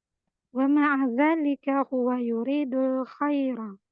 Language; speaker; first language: Arabic; non-native, learner; Indonesian